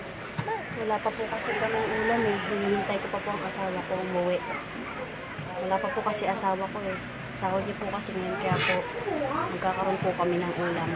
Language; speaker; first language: Filipino; native; Filipino